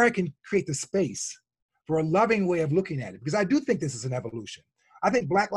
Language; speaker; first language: English; native; English